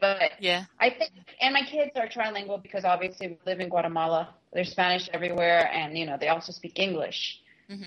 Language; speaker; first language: English; early bilingual, other home language; Russian